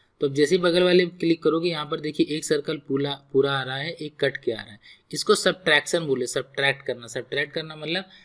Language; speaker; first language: Hindi; native; Hindi